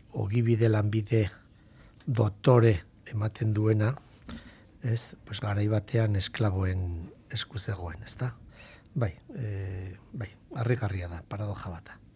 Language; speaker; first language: Basque; non-native, local second language; Spanish